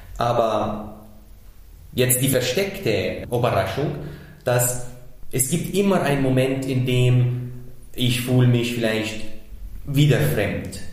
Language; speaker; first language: German; non-native, fluent; Arabic